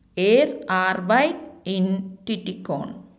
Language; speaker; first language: German; non-native, learner; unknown